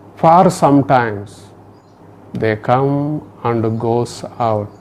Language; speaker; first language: English; non-native, local second language; Kannada